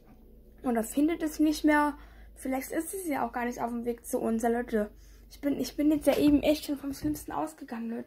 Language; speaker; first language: German; native; German